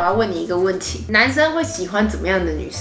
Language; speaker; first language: Chinese; native; Chinese